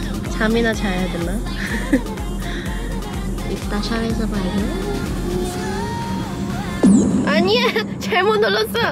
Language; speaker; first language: Korean; non-native, fluent; Thai